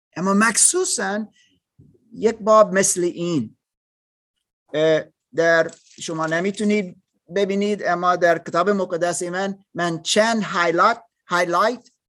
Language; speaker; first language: Persian; non-native, learner; German